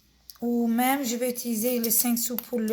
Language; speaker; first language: French; non-native, fluent; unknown